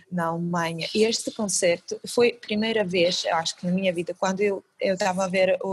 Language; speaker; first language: Portuguese; non-native, fluent; Kazakh